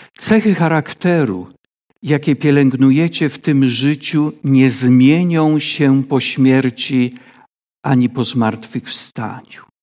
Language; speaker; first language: Polish; native; Polish